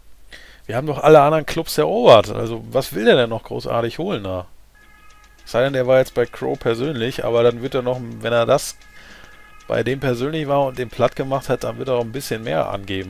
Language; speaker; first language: German; native; German